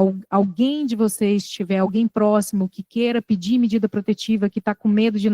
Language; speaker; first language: Portuguese; native; Portuguese